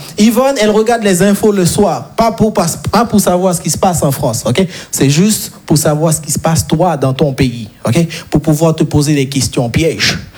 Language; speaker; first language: French; non-native, local second language; Haitian Creole